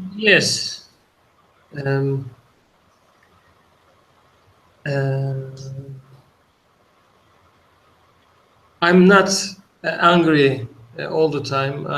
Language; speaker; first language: English; non-native, learner; Turkish